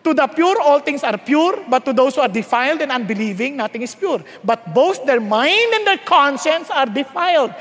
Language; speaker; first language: English; non-native, local second language; Filipino